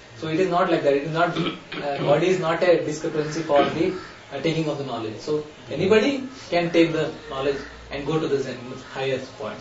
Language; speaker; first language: English; non-native, local second language; Hindi